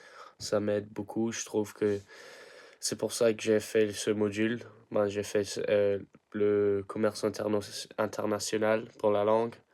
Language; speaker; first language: French; early bilingual, heritage; English